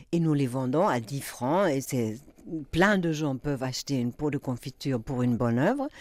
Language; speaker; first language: French; non-native, fluent; German